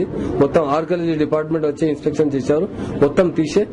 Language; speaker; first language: Telugu; non-native, local second language; Urdu